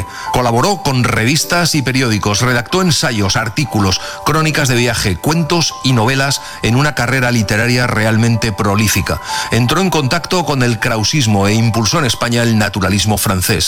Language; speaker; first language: Spanish; native; Spanish